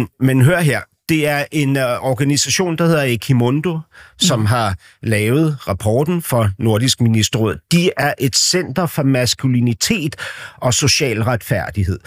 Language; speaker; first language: Danish; native; Danish